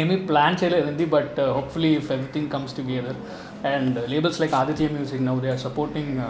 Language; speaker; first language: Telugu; non-native, learner; Malayalam